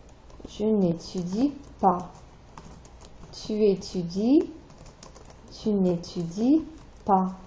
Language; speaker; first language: French; non-native, fluent; English